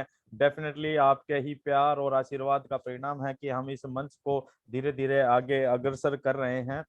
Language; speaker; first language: Hindi; native; Hindi